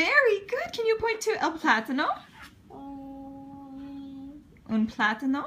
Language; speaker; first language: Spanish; non-native, learner; English